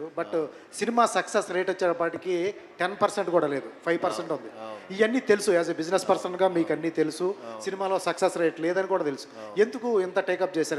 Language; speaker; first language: Telugu; native; Telugu